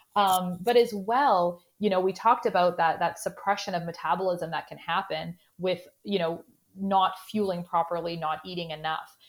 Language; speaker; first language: English; native; English